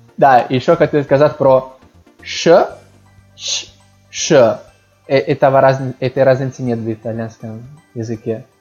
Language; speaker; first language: Russian; non-native, fluent; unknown